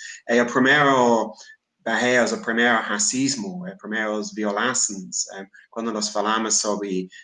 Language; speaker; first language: Portuguese; non-native, fluent; English